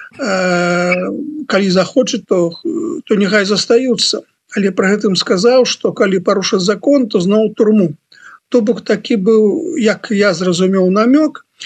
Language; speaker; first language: Belarusian; non-native, local second language; Russian